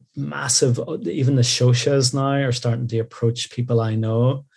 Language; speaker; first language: English; native; English